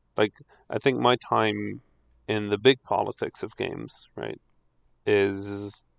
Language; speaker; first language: English; non-native, fluent; Dutch